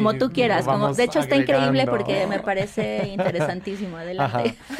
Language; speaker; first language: Spanish; native; Spanish